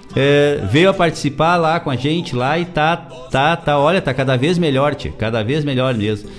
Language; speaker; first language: Portuguese; native; Portuguese